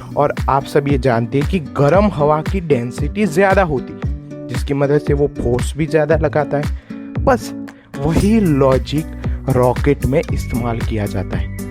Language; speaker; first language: Hindi; non-native, local second language; Gujarati